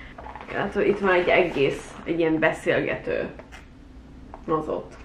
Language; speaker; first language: Hungarian; early bilingual, heritage; Hungarian